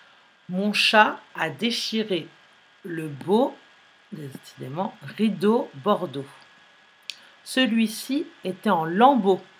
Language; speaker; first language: French; native; French